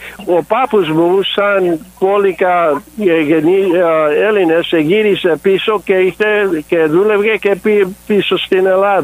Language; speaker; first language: Greek; early bilingual, heritage; English